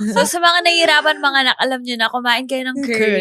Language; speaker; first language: Filipino; native; Filipino